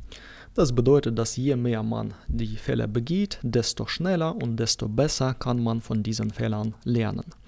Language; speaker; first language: German; non-native, fluent; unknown